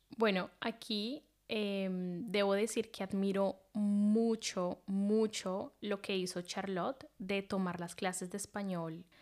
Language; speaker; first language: Spanish; native; Spanish